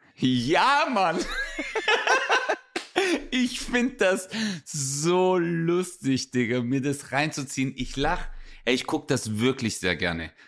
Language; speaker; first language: German; native; German